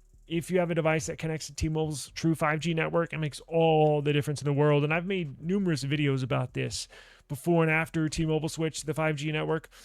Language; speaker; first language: English; native; English